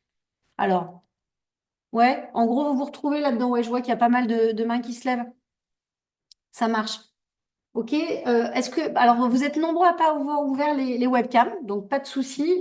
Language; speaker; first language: French; native; French